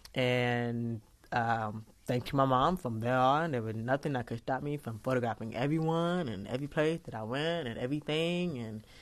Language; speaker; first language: English; native; English